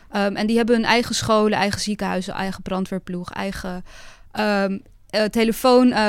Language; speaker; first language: Dutch; early bilingual, other home language; Bosnian